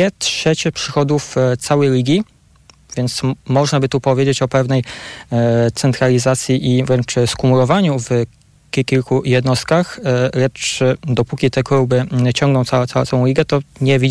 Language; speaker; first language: Polish; native; Polish